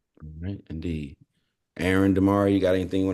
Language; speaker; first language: English; native; English